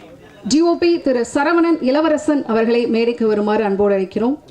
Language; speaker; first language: Tamil; native; Tamil